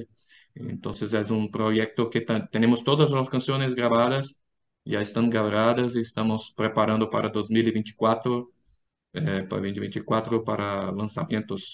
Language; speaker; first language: Spanish; non-native, fluent; Portuguese